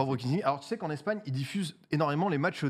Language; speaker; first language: French; native; French